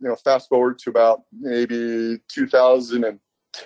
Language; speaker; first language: English; native; English